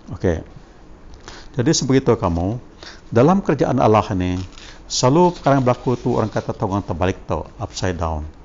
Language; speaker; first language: Malay; non-native, local second language; Iban